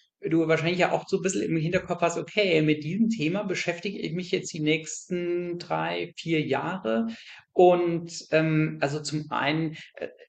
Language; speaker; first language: German; native; German